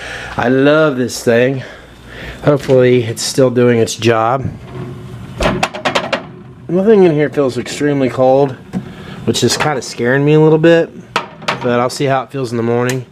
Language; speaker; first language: English; native; English